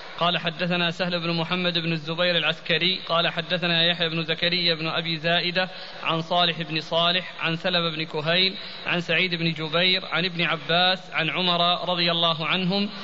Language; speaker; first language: Arabic; native; Arabic